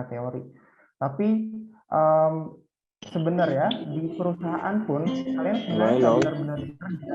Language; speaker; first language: Indonesian; native; Indonesian